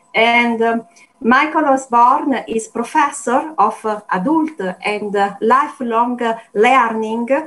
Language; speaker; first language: English; non-native, learner; Italian